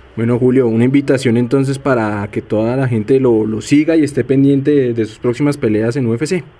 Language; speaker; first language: Spanish; native; Spanish